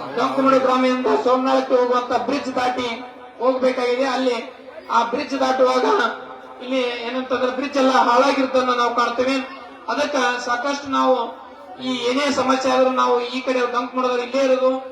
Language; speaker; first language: Kannada; native; Kannada